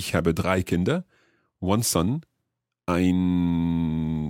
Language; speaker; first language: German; non-native, learner; English